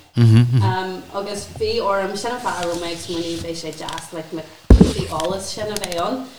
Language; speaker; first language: Irish; non-native, local second language; English